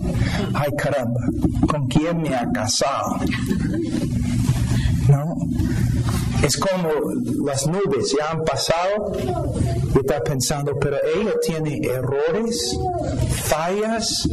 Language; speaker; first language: Spanish; non-native, fluent; English